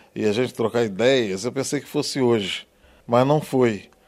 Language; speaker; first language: Portuguese; native; Portuguese